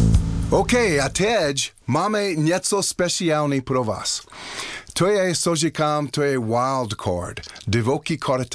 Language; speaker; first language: Czech; non-native, learner; English